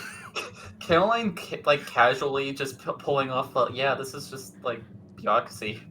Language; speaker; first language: English; native; English